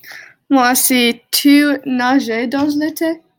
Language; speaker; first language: French; non-native, learner; English